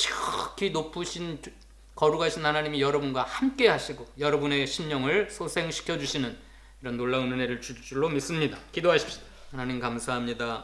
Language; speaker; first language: Korean; native; Korean